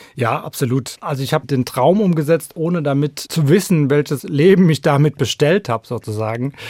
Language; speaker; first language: German; early bilingual, other home language; Norwegian